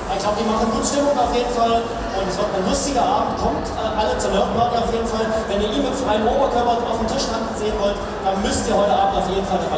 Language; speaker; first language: German; native; German